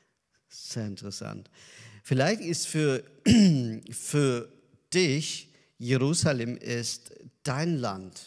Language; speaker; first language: German; non-native, learner; Azerbaijani